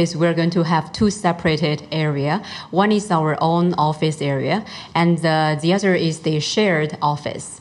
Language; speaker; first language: English; non-native, fluent; Chinese